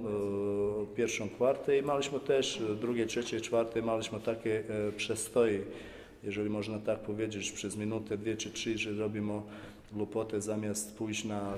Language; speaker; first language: Polish; non-native, fluent; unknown